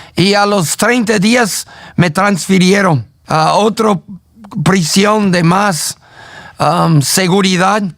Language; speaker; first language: Spanish; non-native, fluent; English